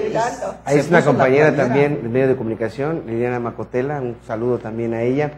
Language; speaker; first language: Spanish; native; Spanish